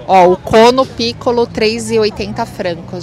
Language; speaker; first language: Italian; non-native, learner; Portuguese